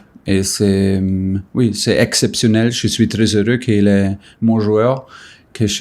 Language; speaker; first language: French; non-native, fluent; German